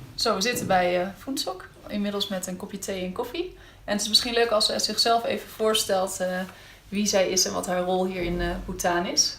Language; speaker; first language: Dutch; native; Dutch